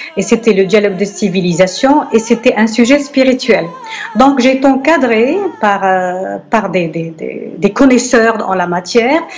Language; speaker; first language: French; non-native, local second language; Arabic